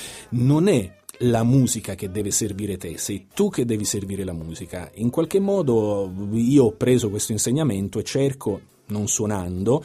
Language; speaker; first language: Italian; native; Italian